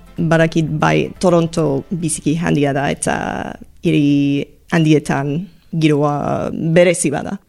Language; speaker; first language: Basque; non-native, learner; English